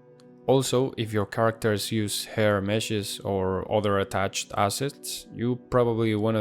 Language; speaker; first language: English; non-native, fluent; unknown